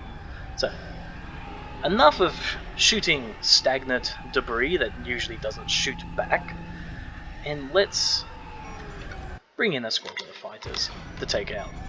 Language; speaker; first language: English; native; English